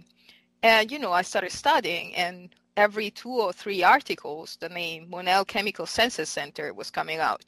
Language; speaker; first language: English; non-native, fluent; Italian